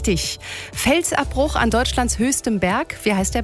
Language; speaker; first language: German; native; German